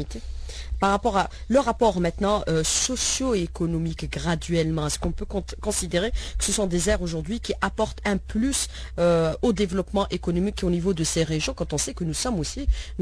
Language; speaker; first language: French; non-native, local second language; Arabic